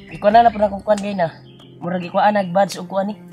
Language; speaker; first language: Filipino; non-native, local second language; Cebuano